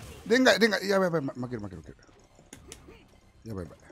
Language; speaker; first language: Japanese; native; Japanese